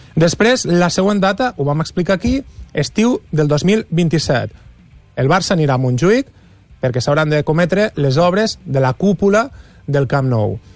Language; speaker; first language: Catalan; native; Catalan